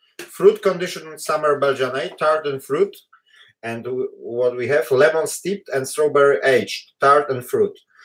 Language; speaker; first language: English; non-native, fluent; Polish